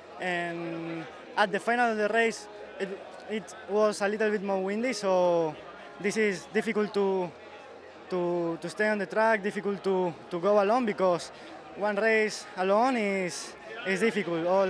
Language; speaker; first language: English; non-native, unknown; Spanish